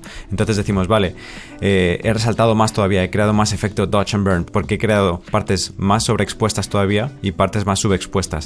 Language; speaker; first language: Spanish; native; Spanish